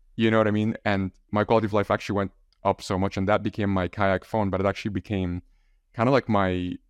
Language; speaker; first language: English; non-native, fluent; Arabic